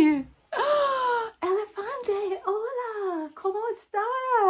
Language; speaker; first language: Spanish; non-native, fluent; English